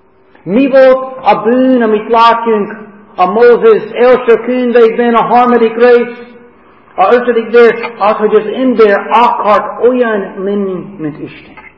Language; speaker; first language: Hungarian; non-native, fluent; English